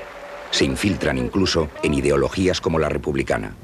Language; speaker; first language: Spanish; native; Spanish